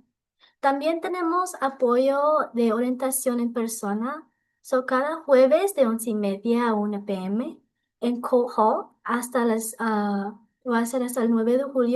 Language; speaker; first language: Spanish; non-native, local second language; English